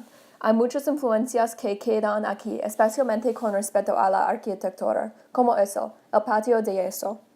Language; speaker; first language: Spanish; non-native, learner; English